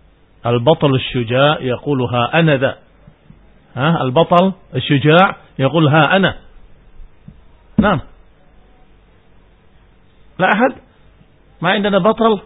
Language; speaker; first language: Arabic; non-native, fluent; Indonesian